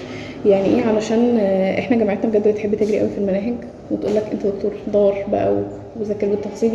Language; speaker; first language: Arabic; native; Arabic